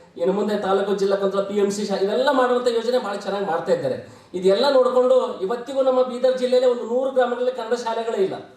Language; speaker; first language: Kannada; native; Kannada